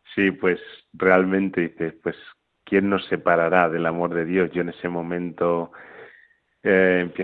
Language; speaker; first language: Spanish; native; Spanish